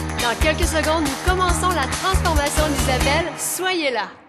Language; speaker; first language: French; native; French